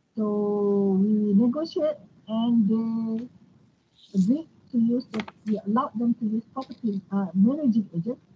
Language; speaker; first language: English; non-native, local second language; Malay